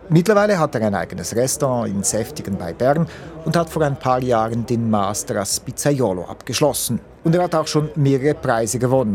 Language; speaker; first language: German; native; German